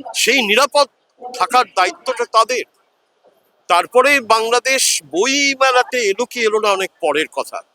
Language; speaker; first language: Bangla; native; Bangla